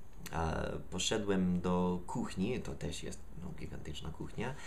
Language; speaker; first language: Polish; non-native, learner; English